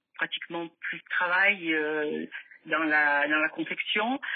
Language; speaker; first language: French; native; French